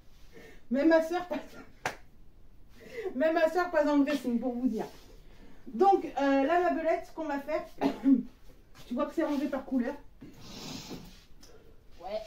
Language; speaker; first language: French; native; French